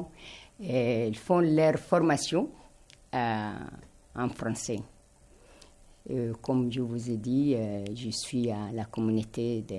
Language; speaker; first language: French; non-native, fluent; Arabic